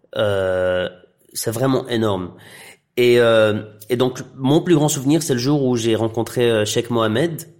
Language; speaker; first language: French; non-native, local second language; Arabic